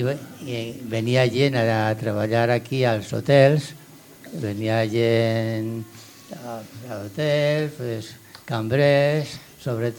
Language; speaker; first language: Catalan; non-native, local second language; Spanish